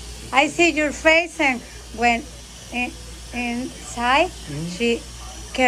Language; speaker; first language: English; non-native, learner; Spanish